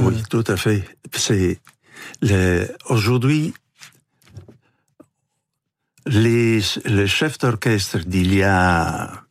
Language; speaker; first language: French; non-native, fluent; Italian